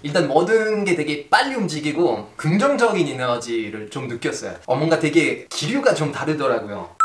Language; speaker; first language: Korean; non-native, fluent; French